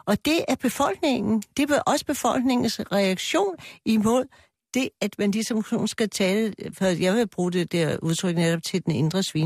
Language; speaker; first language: Danish; native; Danish